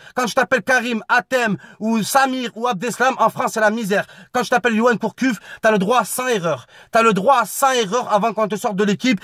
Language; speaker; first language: French; native; French